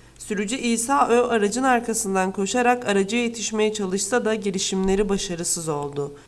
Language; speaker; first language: Turkish; native; Turkish